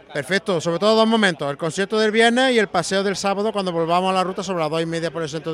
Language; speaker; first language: Spanish; native; Spanish